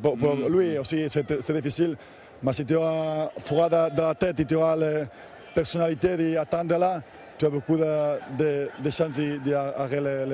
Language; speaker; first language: French; non-native, learner; Spanish